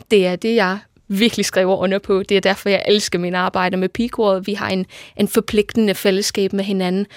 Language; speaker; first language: Danish; non-native, fluent; English